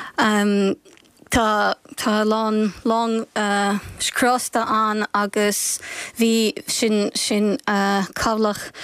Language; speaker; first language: Irish; non-native, fluent; Ukrainian